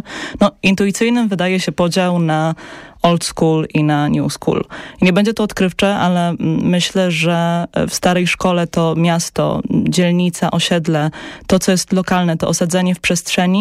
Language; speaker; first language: Polish; native; Polish